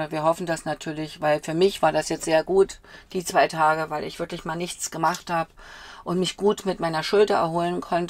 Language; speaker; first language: German; native; German